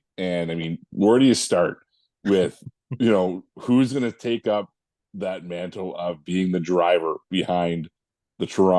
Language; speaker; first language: English; native; English